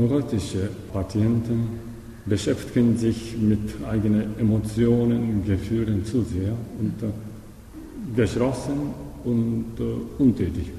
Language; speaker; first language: German; non-native, learner; Japanese